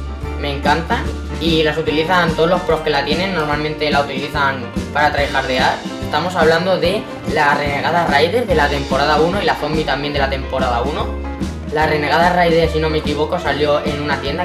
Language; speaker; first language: Spanish; native; Spanish